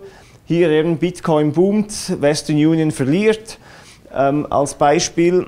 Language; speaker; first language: German; native; German